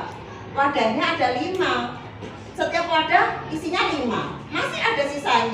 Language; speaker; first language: Indonesian; native; Indonesian